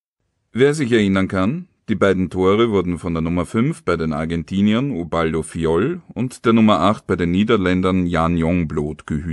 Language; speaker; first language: German; native; German